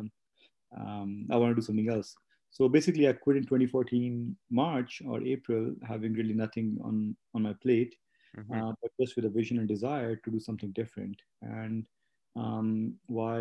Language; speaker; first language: English; non-native, local second language; Hindi